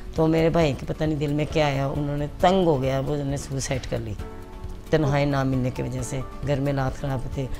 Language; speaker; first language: Urdu; non-native, local second language; Punjabi